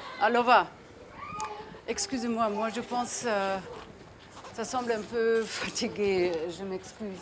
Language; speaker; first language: French; non-native, learner; German